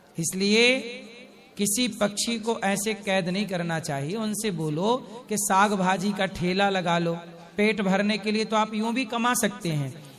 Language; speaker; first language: Hindi; native; Hindi